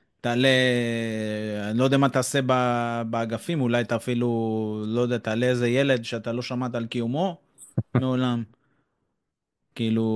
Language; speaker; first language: Hebrew; native; Hebrew